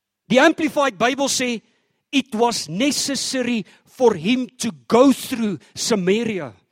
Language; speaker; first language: English; non-native, local second language; Afrikaans